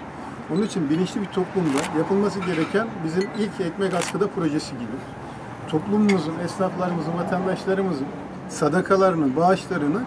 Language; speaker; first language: Turkish; native; Turkish